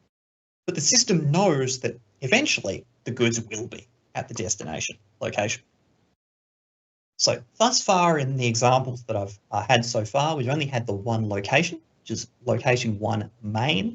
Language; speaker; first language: English; native; English